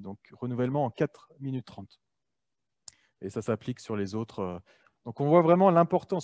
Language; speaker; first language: French; native; French